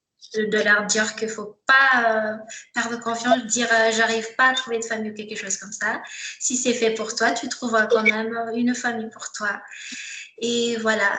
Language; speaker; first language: French; non-native, local second language; Malagasy